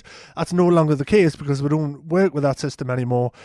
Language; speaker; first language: English; native; English